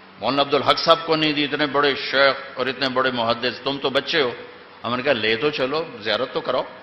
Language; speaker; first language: Urdu; non-native, local second language; Punjabi